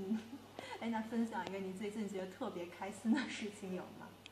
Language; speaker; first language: Chinese; native; Chinese